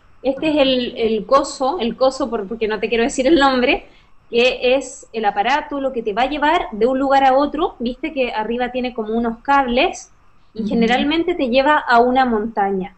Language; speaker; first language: Spanish; native; Spanish